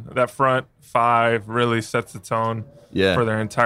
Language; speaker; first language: English; native; English